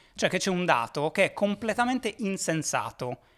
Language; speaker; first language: Italian; native; Italian